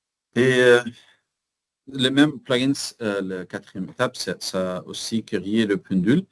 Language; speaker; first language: French; non-native, learner; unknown